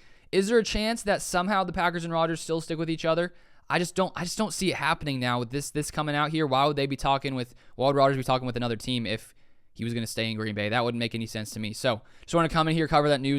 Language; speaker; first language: English; native; English